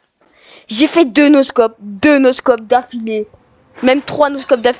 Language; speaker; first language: French; native; French